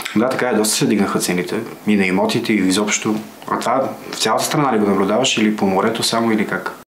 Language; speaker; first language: Bulgarian; native; Bulgarian